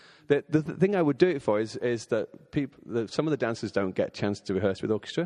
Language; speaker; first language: English; native; English